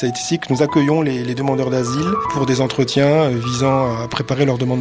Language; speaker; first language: French; native; French